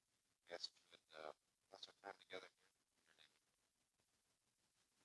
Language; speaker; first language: English; native; English